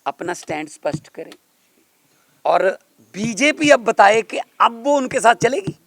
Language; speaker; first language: Hindi; non-native, local second language; Punjabi